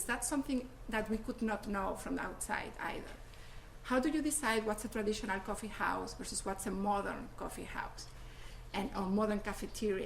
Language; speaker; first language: English; non-native, fluent; Spanish